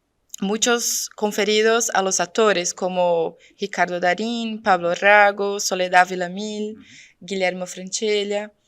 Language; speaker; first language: Spanish; non-native, fluent; Portuguese